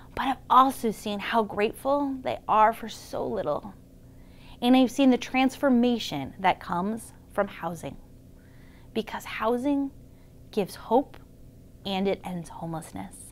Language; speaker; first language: English; native; English